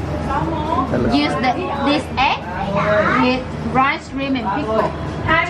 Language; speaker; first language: English; non-native, learner; Vietnamese